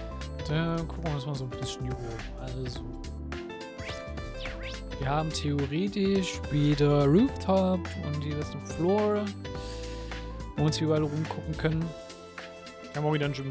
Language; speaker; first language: German; native; German